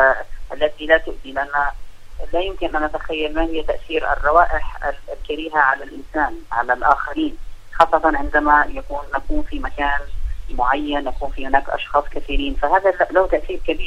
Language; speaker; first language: Arabic; native; Arabic